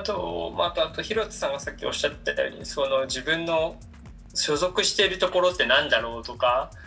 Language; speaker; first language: Japanese; native; Japanese